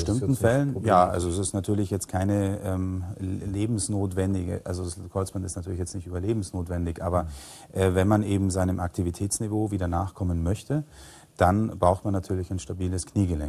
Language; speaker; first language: German; native; German